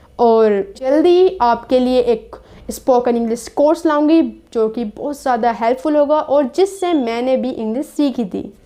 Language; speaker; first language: Hindi; native; Hindi